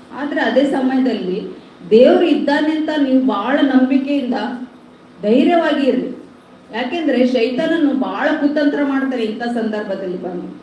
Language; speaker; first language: Kannada; non-native, local second language; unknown